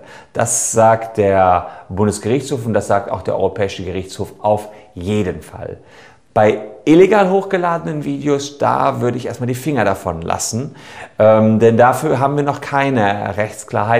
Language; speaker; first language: German; native; German